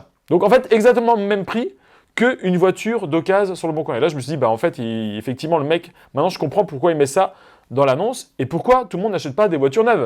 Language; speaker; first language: French; native; French